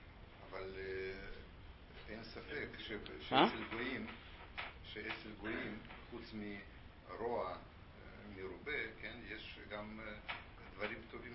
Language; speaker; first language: Hebrew; non-native, fluent; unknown